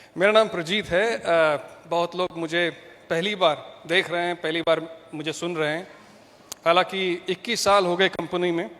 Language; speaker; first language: Hindi; non-native, local second language; Malayalam